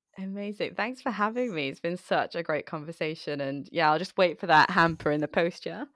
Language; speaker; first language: English; early bilingual, other home language; Bangla